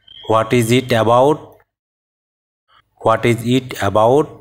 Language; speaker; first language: English; non-native, fluent; Bangla